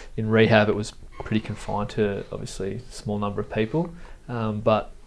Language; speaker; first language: English; native; English